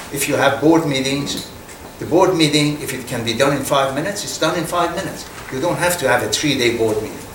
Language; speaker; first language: English; non-native, fluent; Persian